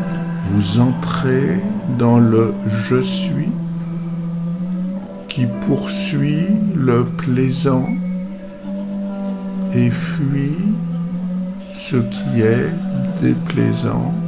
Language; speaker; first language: French; native; French